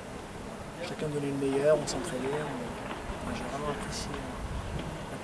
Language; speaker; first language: French; native; French